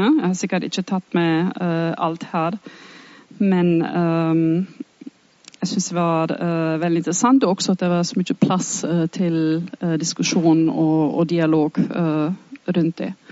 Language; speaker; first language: Norwegian; non-native, fluent; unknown